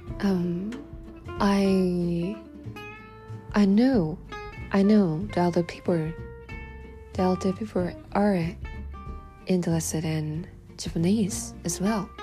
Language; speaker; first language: English; non-native, learner; Japanese